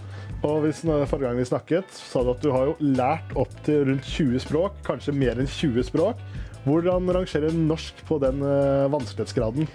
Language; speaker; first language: Norwegian; native; Norwegian